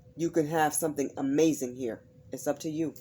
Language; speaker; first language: English; native; English